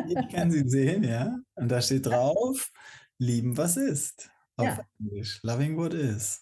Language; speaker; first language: German; native; German